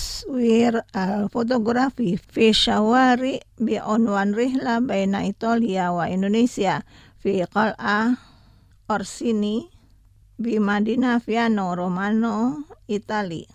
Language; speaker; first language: Arabic; non-native, fluent; Indonesian